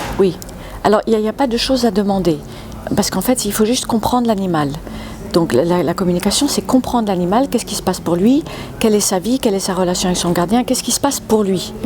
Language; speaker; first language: French; early bilingual, other home language; English